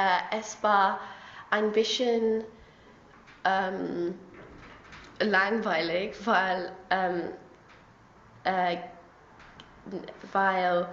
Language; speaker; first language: German; non-native, learner; English